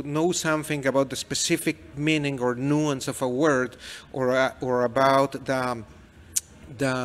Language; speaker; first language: English; non-native, fluent; Spanish